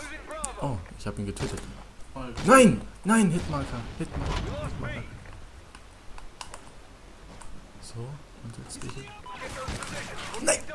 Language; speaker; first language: German; native; German